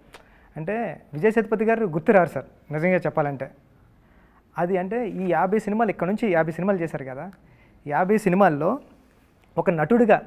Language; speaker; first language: Telugu; native; Telugu